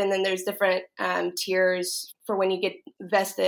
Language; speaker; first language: English; native; English